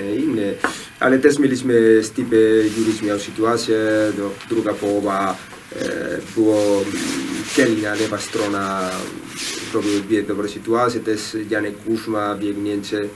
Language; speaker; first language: Polish; non-native, learner; Spanish